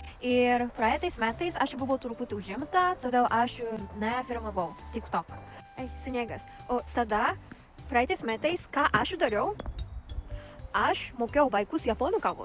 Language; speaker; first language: Lithuanian; non-native, learner; Japanese